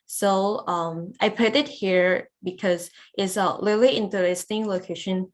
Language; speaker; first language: English; non-native, learner; Lao